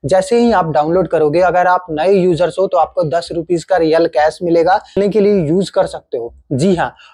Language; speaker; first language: Hindi; native; Hindi